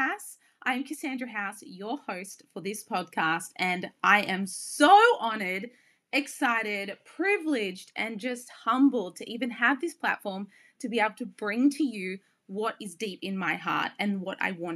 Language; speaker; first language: English; native; English